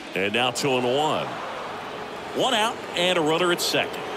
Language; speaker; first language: English; native; English